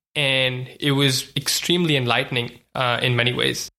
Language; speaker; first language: English; non-native, local second language; Hindi